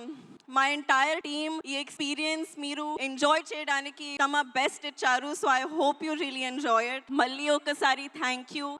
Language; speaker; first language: Telugu; non-native, learner; Hindi